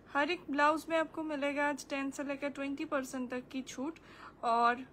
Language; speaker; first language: Hindi; non-native, local second language; Bangla